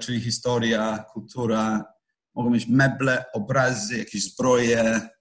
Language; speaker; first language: Polish; non-native, fluent; English